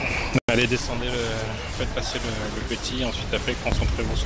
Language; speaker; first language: French; native; French